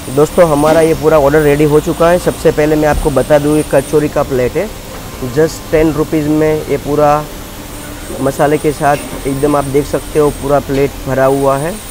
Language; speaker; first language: Hindi; non-native, local second language; Gujarati